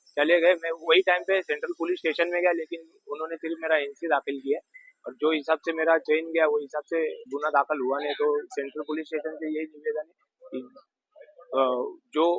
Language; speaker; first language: Hindi; non-native, local second language; Marathi